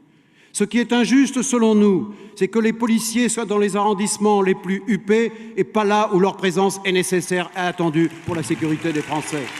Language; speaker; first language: French; native; French